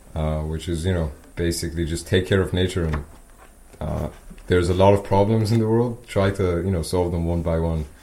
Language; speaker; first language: English; non-native, fluent; Persian